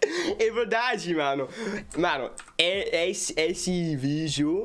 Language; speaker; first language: Portuguese; non-native, learner; English